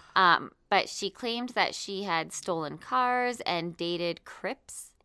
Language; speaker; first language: English; native; English